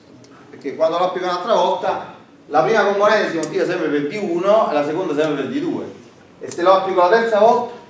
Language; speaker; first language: Italian; native; Italian